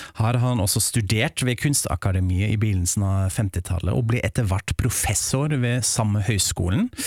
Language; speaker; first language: Norwegian; non-native, fluent; German